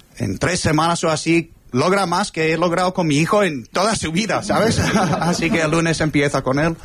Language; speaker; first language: Spanish; non-native, fluent; English